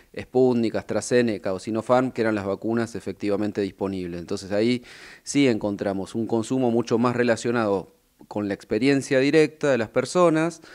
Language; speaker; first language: Spanish; native; Spanish